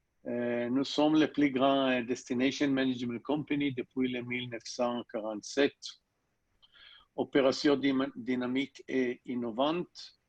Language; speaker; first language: French; non-native, learner; Hebrew